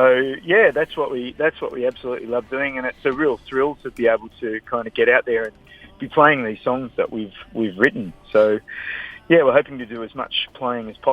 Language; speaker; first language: English; native; English